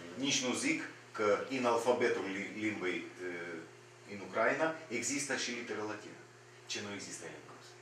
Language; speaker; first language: Romanian; non-native, fluent; Russian